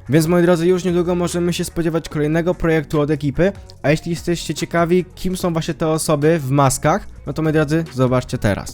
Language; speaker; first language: Polish; native; Polish